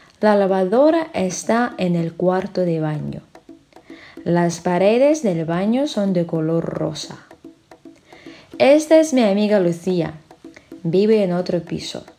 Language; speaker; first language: Spanish; non-native, fluent; Russian